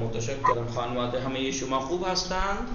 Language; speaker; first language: Persian; non-native, fluent; Urdu